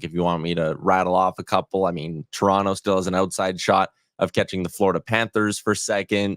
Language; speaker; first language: English; native; English